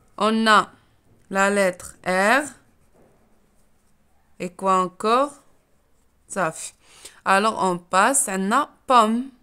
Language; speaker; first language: French; non-native, local second language; Arabic